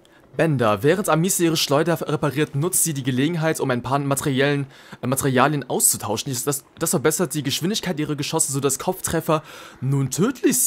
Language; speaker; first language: German; native; German